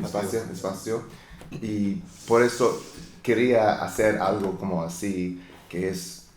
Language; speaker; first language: Spanish; non-native, learner; English